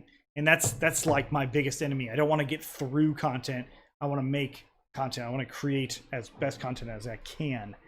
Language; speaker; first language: English; native; English